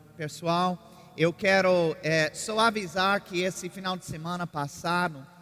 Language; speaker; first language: Portuguese; non-native, fluent; English